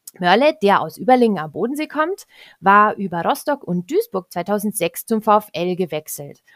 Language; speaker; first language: German; native; German